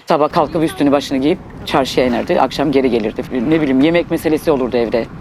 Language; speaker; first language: Turkish; native; Turkish